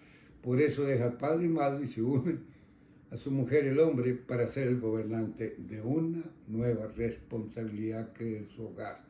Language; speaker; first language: Spanish; native; Spanish